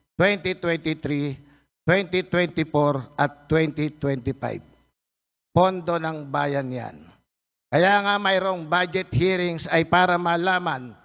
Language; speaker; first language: Filipino; native; Filipino